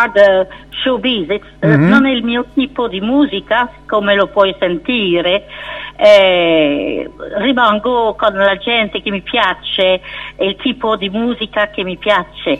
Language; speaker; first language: Italian; non-native, fluent; French